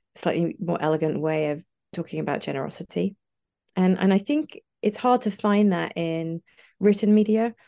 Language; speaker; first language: English; native; English